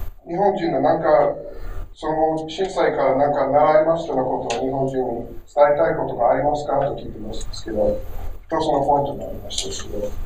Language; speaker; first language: Japanese; non-native, learner; English